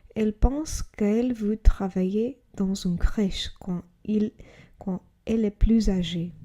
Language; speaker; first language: French; non-native, learner; English